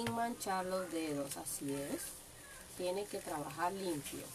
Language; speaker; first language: Spanish; native; Spanish